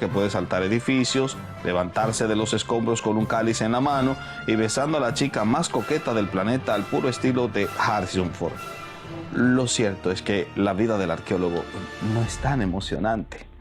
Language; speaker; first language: Spanish; native; Spanish